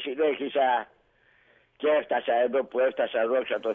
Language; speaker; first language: Greek; native; Greek